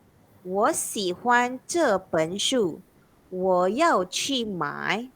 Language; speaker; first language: Chinese; non-native, local second language; Malay